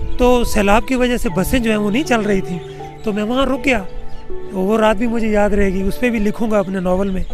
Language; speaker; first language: Urdu; non-native, local second language; Saraiki